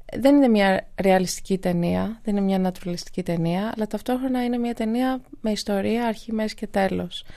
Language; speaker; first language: Greek; native; Greek